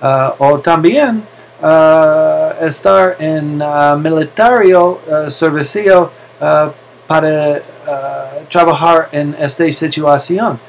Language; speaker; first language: Spanish; non-native, learner; English